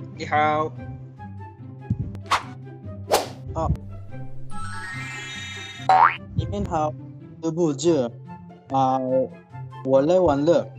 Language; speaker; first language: Chinese; non-native, learner; Malay